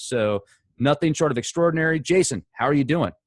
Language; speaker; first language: English; native; English